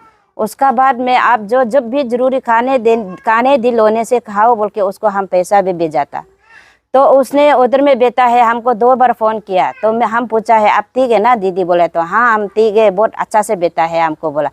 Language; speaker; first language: Hindi; non-native, local second language; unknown